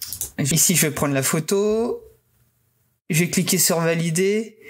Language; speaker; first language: French; native; French